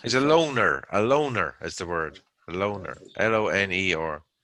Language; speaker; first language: English; native; English